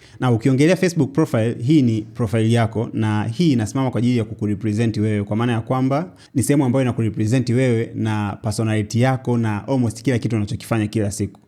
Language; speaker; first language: Swahili; native; Swahili